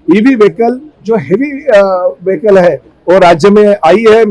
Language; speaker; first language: Hindi; non-native, local second language; Marathi